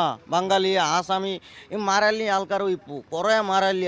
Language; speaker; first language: Malayalam; non-native, local second language; Assamese